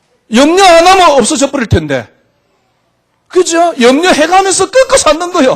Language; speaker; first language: Korean; native; Korean